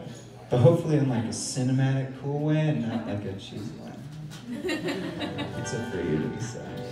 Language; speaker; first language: English; native; English